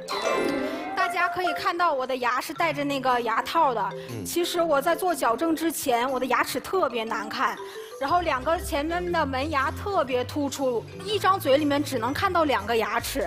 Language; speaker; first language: Chinese; native; Chinese